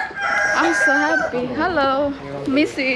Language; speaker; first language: English; non-native, learner; Indonesian